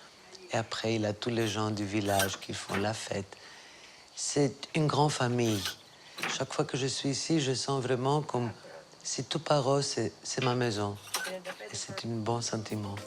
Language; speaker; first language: French; non-native, fluent; Greek